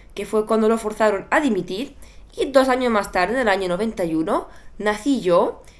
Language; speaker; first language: Spanish; non-native, fluent; Bulgarian